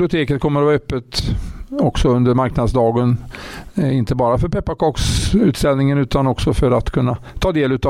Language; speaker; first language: Swedish; native; Swedish